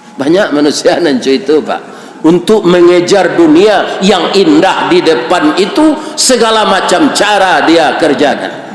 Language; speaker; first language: Malay; non-native, local second language; Minangkabau